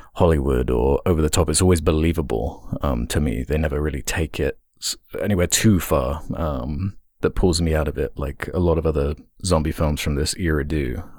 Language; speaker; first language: English; native; English